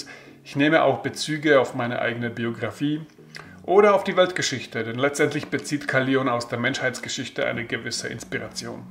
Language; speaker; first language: German; native; German